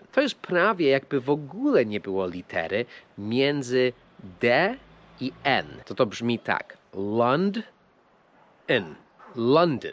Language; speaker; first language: Polish; non-native, fluent; English